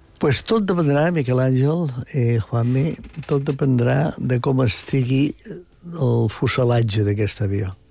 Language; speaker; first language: Catalan; native; Catalan